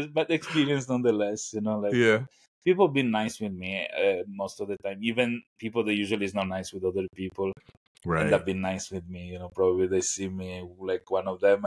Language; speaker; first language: English; non-native, fluent; Italian